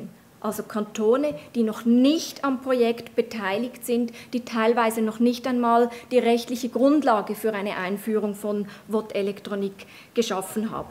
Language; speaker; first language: German; native; German